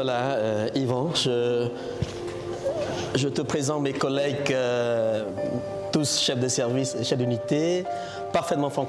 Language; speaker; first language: French; non-native, local second language; Khmer